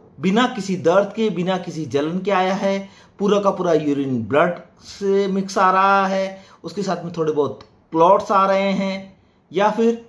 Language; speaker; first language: Hindi; native; Hindi